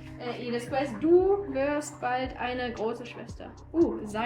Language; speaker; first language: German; non-native, learner; Spanish